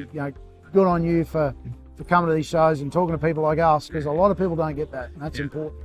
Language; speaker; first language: English; native; English